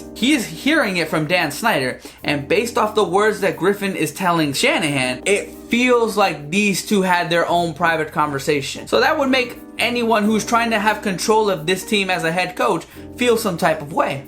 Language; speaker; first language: English; native; English